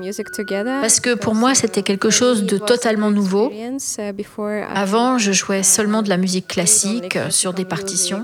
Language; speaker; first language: French; non-native, fluent; Ukrainian